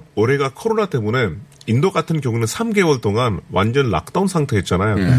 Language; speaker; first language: Korean; non-native, fluent; Hindi